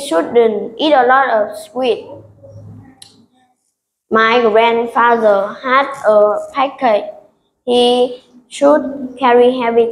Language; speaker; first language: English; non-native, learner; Vietnamese